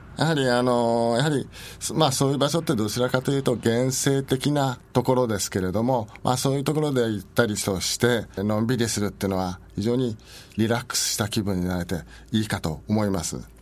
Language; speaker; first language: Japanese; native; Japanese